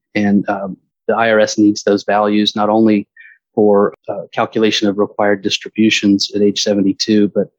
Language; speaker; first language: English; native; English